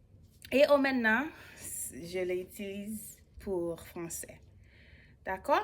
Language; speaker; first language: French; non-native, learner; English